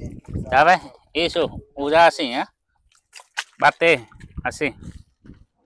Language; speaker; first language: Portuguese; non-native, learner; Vietnamese